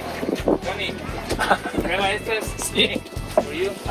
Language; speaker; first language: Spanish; non-native, learner; English